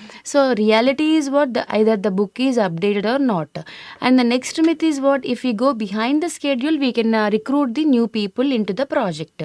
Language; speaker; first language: English; non-native, local second language; Telugu